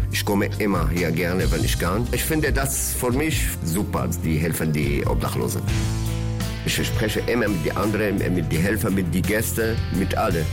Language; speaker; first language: German; non-native, learner; Arabic